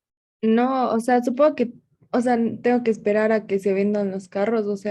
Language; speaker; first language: Spanish; native; Spanish